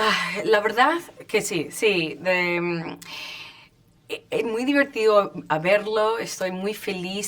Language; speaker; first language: Spanish; non-native, learner; English